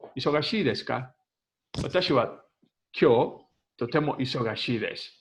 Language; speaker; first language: Japanese; non-native, learner; Spanish